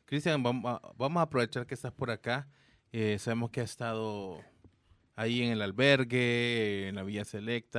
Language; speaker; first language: Spanish; native; Spanish